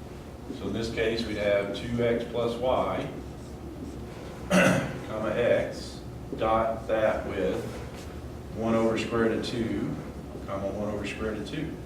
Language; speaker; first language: English; native; English